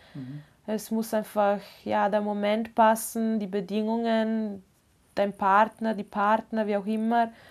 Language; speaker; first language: German; non-native, local second language; Ladin